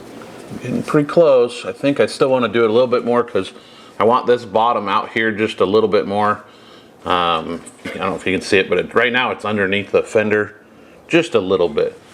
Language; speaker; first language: English; native; English